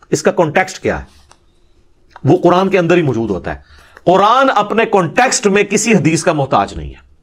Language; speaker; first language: Urdu; non-native, local second language; Punjabi